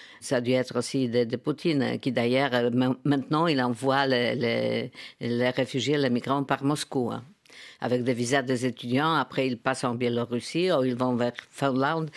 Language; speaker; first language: French; non-native, fluent; Polish